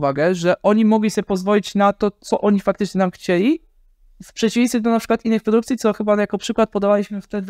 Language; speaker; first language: Polish; native; Polish